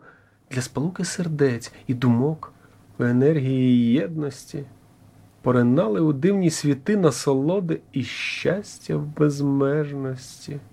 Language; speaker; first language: Ukrainian; native; Ukrainian